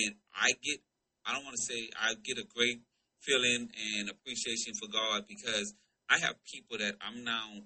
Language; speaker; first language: English; native; English